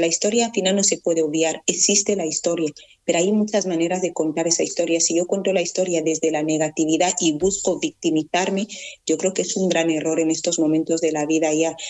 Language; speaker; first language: Spanish; early bilingual, other home language; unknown